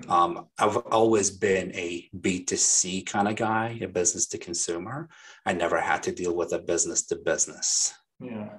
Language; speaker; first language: English; non-native, fluent; Arabic